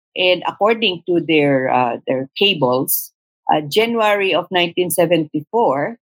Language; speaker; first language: English; non-native, local second language; Tausug